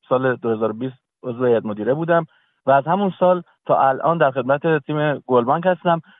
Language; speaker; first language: Persian; native; Persian